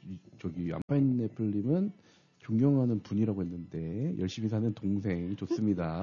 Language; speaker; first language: Korean; native; Korean